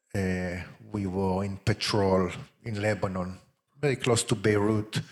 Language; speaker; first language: English; non-native, fluent; Hebrew